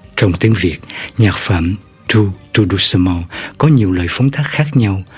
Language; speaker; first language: Vietnamese; native; Vietnamese